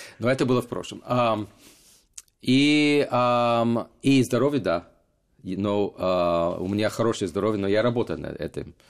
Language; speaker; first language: Russian; non-native, fluent; English